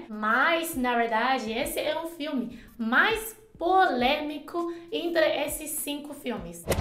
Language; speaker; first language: Portuguese; non-native, fluent; Chinese